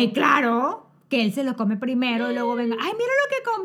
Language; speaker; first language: Spanish; native; Spanish